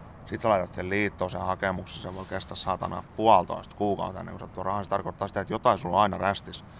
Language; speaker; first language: Finnish; native; Finnish